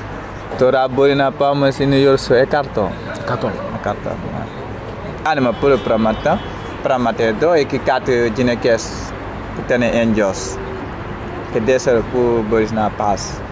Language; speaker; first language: Greek; non-native, learner; Wolof